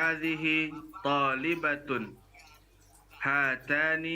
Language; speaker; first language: Arabic; non-native, learner; Indonesian